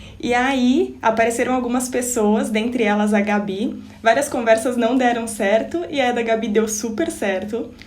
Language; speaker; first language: Portuguese; native; Portuguese